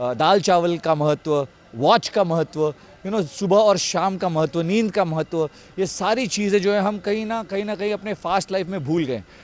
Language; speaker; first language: Hindi; non-native, local second language; Tulu